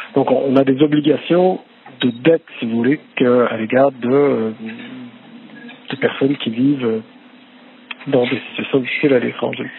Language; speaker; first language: French; native; French